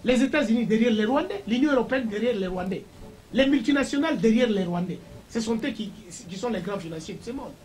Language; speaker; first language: French; non-native, local second language; Swahili